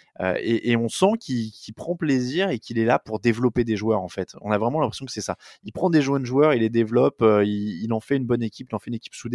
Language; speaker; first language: French; native; French